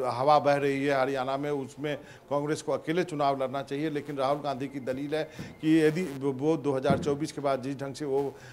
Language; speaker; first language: Hindi; native; Hindi